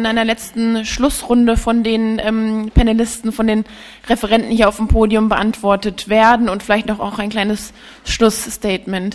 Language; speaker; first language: German; native; German